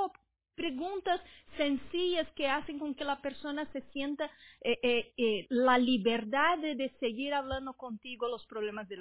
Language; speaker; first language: Spanish; non-native, fluent; Portuguese